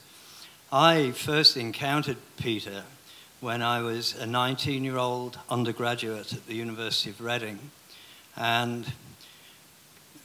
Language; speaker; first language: English; native; English